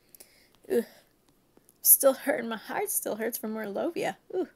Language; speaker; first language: English; native; English